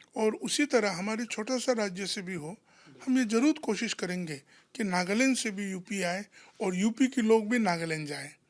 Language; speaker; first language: Hindi; non-native, local second language; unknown